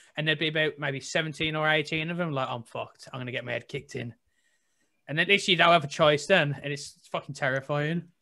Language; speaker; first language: English; native; English